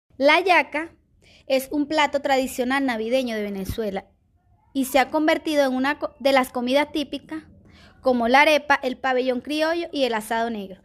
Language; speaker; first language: Spanish; native; Spanish